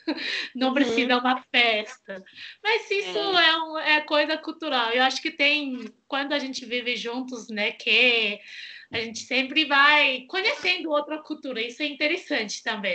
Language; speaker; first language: Portuguese; non-native, fluent; Chinese